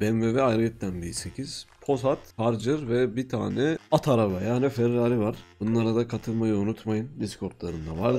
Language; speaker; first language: Turkish; native; Turkish